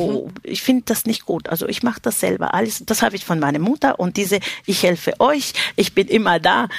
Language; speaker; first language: German; non-native, fluent; Spanish